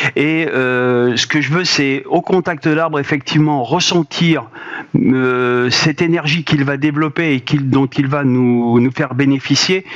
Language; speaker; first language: French; native; French